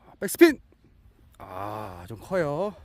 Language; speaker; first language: Korean; native; Korean